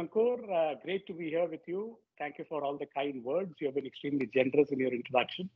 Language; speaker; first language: English; non-native, local second language; Tamil